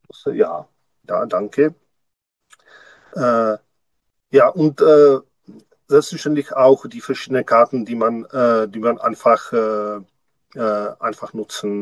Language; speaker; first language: German; non-native, learner; Czech